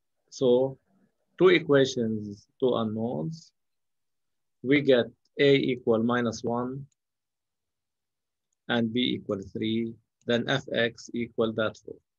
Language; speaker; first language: English; non-native, local second language; Arabic